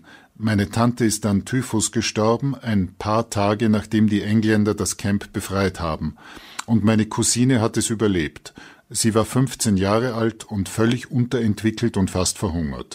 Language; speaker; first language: German; native; German